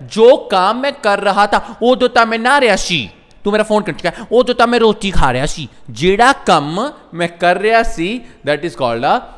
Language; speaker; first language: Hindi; non-native, local second language; Punjabi